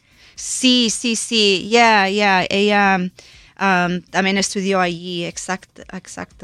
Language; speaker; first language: Spanish; non-native, local second language; English